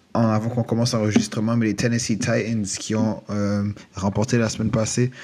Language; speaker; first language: French; native; French